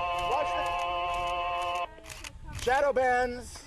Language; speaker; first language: English; native; English